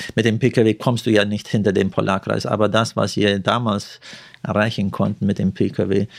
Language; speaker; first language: German; early bilingual, heritage; Russian